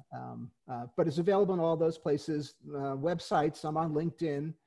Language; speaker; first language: English; native; English